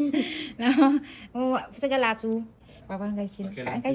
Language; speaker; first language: Chinese; non-native, learner; Filipino